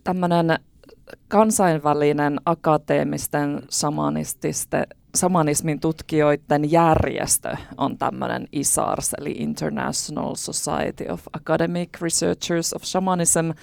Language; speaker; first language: Finnish; native; Finnish